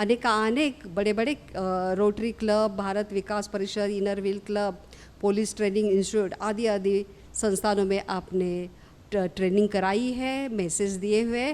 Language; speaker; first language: Hindi; native; Hindi